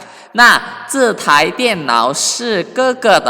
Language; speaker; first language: Chinese; non-native, fluent; Indonesian